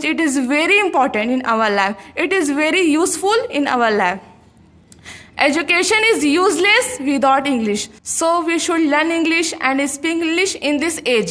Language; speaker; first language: English; non-native, learner; Hindi